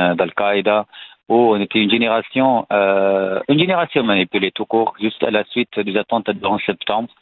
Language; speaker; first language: French; non-native, fluent; Arabic